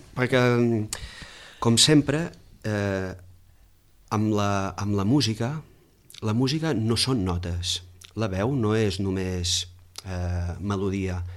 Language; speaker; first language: Catalan; native; Catalan